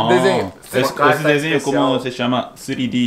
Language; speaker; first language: Portuguese; non-native, learner; Korean